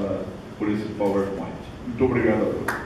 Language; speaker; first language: Portuguese; native; Portuguese